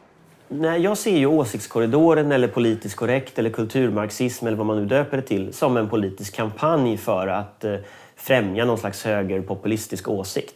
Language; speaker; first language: Swedish; native; Swedish